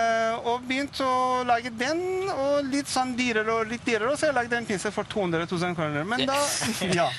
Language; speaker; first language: Norwegian; non-native, fluent; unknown